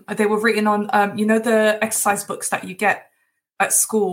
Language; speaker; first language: English; early bilingual, other home language; Portuguese